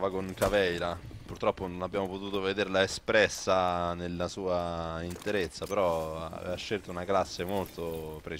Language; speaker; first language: Italian; native; Italian